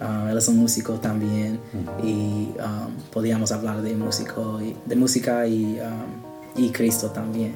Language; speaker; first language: Spanish; non-native, learner; English